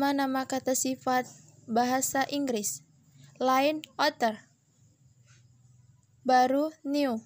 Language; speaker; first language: Indonesian; native; Indonesian